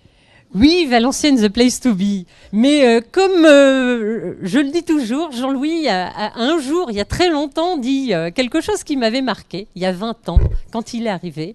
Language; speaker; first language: French; native; French